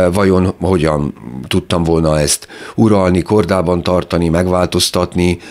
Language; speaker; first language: Hungarian; native; Hungarian